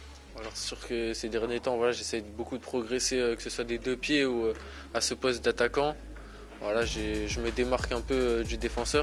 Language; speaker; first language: French; native; French